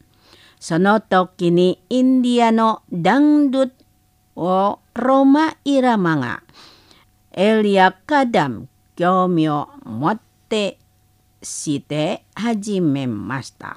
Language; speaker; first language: Japanese; non-native, fluent; Indonesian